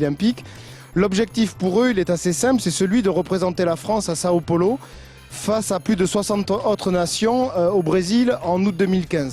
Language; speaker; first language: French; native; French